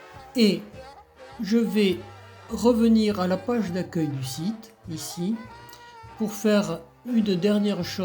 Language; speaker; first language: French; native; French